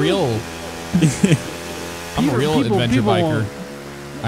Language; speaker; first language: English; native; English